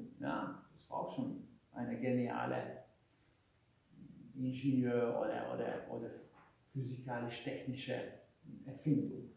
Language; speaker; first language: German; non-native, fluent; Hungarian